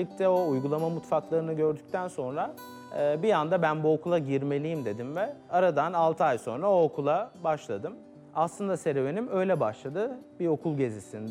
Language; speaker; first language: Turkish; native; Turkish